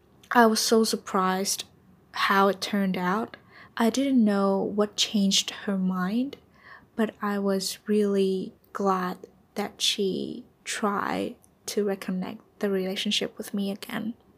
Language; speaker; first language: English; non-native, fluent; Vietnamese